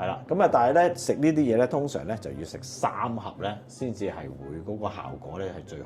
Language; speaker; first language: Cantonese; native; Cantonese